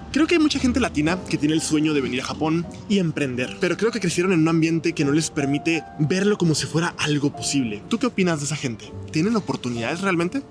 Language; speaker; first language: Spanish; native; Spanish